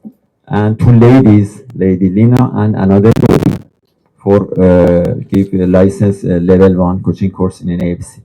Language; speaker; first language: English; non-native, learner; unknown